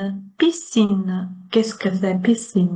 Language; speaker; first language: French; non-native, learner; Chinese